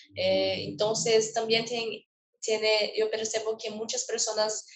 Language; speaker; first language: Spanish; non-native, learner; Portuguese